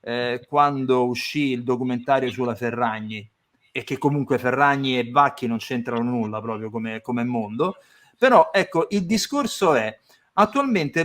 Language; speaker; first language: Italian; native; Italian